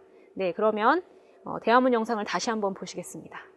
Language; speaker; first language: Korean; native; Korean